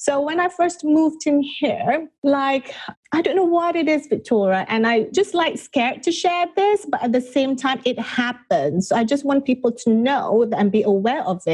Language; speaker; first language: English; non-native, local second language; Malay